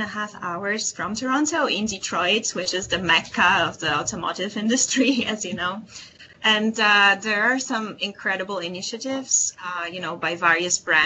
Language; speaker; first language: English; non-native, fluent; Polish